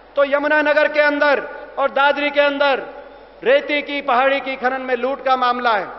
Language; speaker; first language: Hindi; native; Hindi